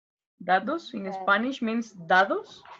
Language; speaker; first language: English; non-native, learner; Spanish